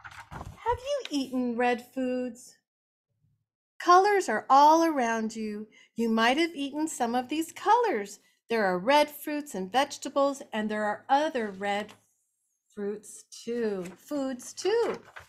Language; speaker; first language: English; native; English